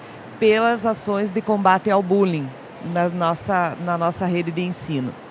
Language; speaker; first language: Portuguese; native; Portuguese